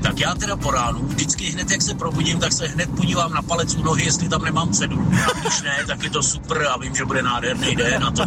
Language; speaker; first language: Czech; native; Czech